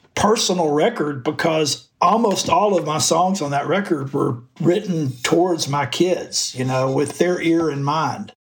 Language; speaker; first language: English; native; English